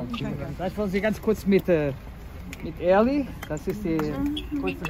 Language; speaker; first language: German; early bilingual, heritage; Portuguese